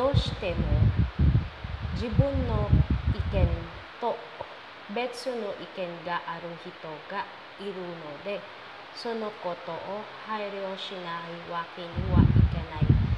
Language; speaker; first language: Japanese; non-native, learner; Filipino